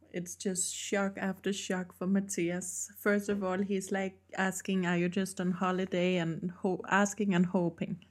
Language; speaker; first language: English; non-native, fluent; Danish